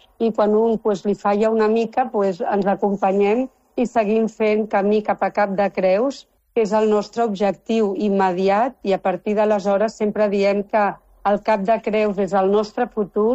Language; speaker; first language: Catalan; non-native, local second language; Spanish